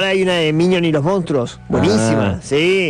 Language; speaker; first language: Spanish; native; Spanish